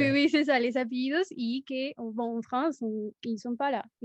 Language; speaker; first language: French; non-native, fluent; Spanish